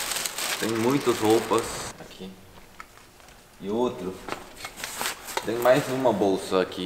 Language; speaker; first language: Portuguese; non-native, learner; Korean